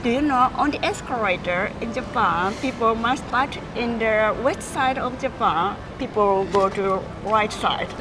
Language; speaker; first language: English; non-native, learner; Japanese